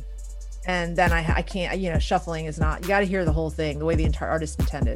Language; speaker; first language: English; early bilingual, other home language; Persian